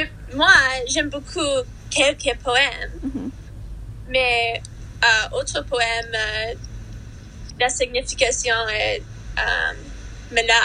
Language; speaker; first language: French; non-native, learner; English